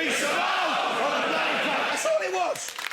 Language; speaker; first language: English; native; English